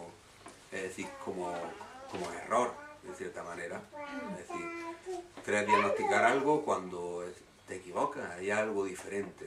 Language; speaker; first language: Spanish; native; Spanish